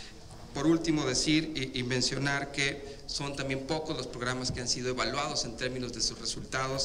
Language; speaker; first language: Spanish; native; Spanish